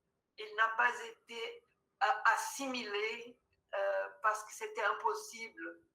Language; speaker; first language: French; non-native, fluent; Portuguese